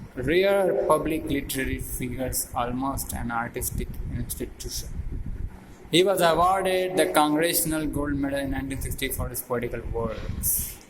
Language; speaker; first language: English; non-native, local second language; Hindi